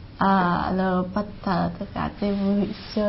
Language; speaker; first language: Japanese; non-native, learner; Chinese